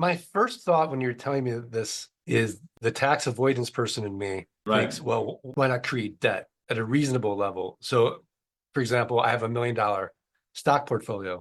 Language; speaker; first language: English; native; English